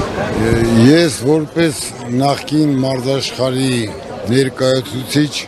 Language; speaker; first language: Armenian; native; Armenian